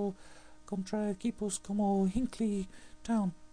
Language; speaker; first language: Spanish; non-native, fluent; English